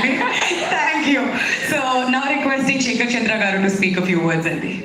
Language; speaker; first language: Telugu; native; Telugu